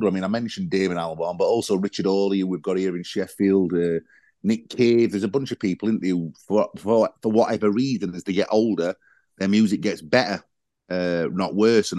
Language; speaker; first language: English; native; English